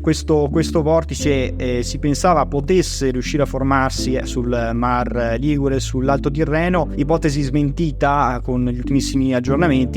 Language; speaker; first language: Italian; native; Italian